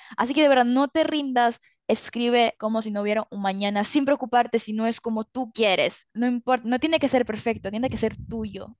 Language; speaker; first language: Spanish; early bilingual, other home language; Italian